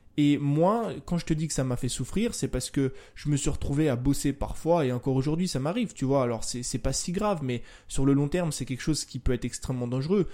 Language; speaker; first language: French; native; French